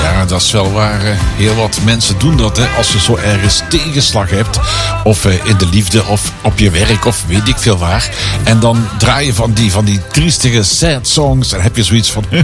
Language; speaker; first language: Dutch; native; Dutch